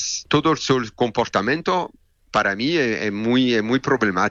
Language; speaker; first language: Spanish; non-native, learner; French